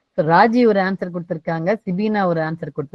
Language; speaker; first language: Tamil; native; Tamil